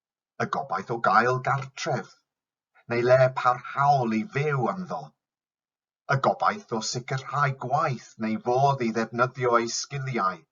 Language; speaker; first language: Welsh; non-native, fluent; English